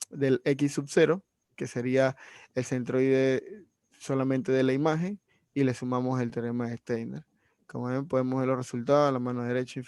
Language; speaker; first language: Spanish; native; Spanish